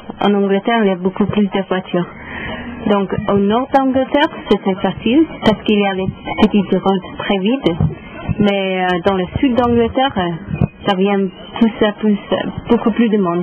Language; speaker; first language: French; non-native, learner; English